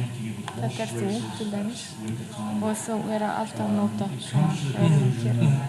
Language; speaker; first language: Icelandic; non-native, fluent; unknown